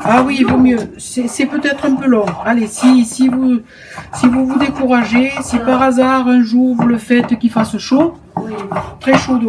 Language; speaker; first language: French; native; French